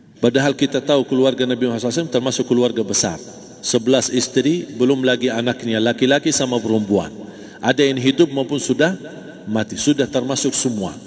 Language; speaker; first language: Malay; non-native, fluent; Arabic